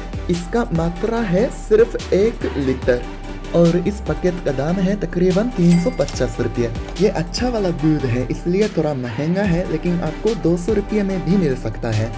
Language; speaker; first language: Hindi; non-native, fluent; Japanese